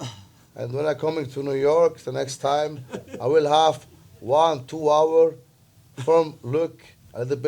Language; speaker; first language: English; non-native, learner; Italian